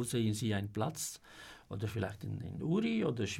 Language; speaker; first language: German; non-native, fluent; Arabic